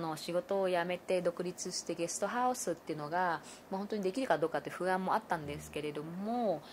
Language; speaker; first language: Japanese; non-native, fluent; Vietnamese